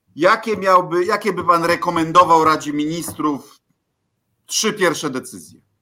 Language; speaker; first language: Polish; native; Polish